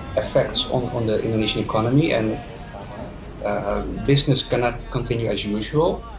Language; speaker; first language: English; non-native, fluent; Dutch